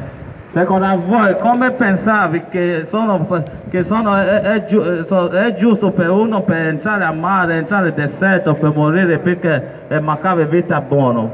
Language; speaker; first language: Italian; non-native, learner; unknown